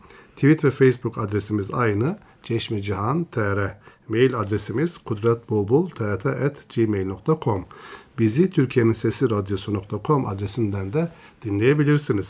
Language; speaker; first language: Turkish; native; Turkish